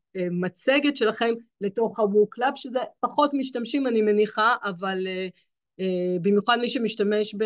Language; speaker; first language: Hebrew; native; Hebrew